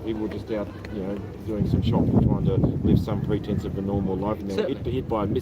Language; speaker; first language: English; native; English